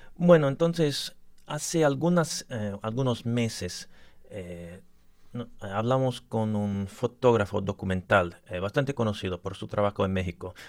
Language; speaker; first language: Spanish; early bilingual, other home language; English